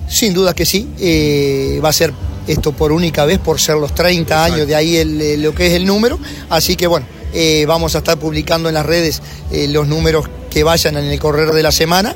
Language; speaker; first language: Spanish; native; Spanish